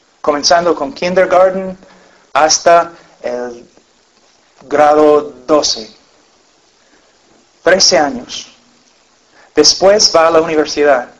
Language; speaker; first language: Spanish; non-native, fluent; English